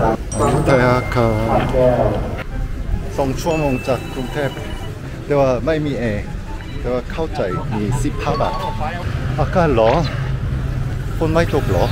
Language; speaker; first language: Thai; non-native, learner; Korean